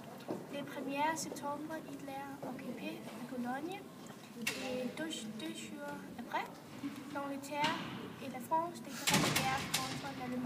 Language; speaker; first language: French; non-native, learner; Danish